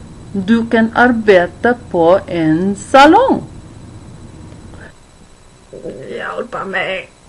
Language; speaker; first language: Swedish; non-native, learner; English